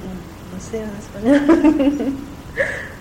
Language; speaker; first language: Spanish; non-native, learner; German